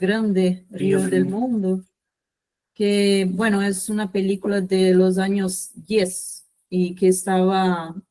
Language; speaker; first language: Spanish; non-native, fluent; Portuguese